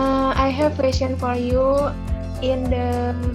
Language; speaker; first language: English; non-native, learner; Indonesian